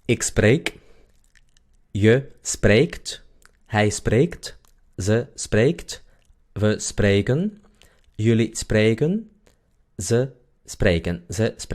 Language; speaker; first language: Dutch; non-native, fluent; Spanish